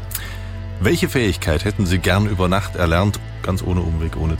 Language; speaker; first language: German; native; German